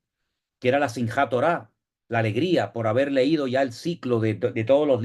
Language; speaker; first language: Spanish; native; Spanish